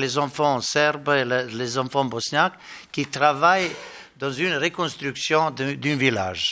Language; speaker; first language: French; non-native, learner; Bosnian